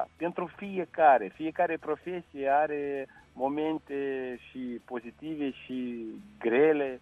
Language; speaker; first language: Romanian; non-native, local second language; Russian